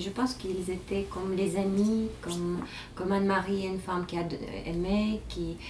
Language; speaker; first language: French; non-native, learner; Russian